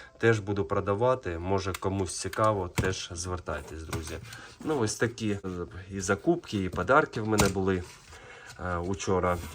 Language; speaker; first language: Ukrainian; non-native, local second language; Russian